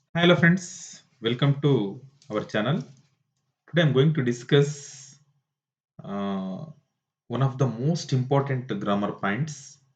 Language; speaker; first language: English; non-native, local second language; Kannada